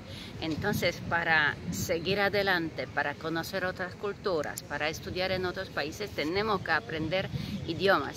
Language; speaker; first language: Spanish; non-native, fluent; Polish